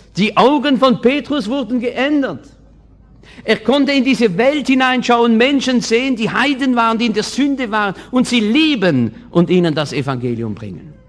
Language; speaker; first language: German; non-native, fluent; French